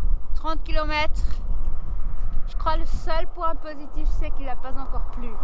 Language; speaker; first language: French; non-native, local second language; Swiss German